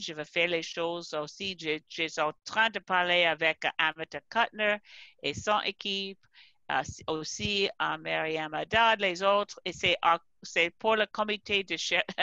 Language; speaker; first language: French; non-native, fluent; English